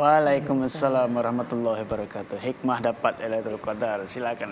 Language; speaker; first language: Indonesian; native; Indonesian